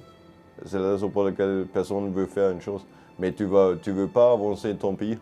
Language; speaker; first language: French; non-native, learner; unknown